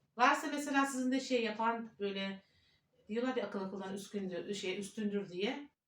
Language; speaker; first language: Turkish; native; Turkish